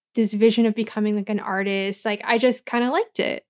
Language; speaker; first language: English; native; English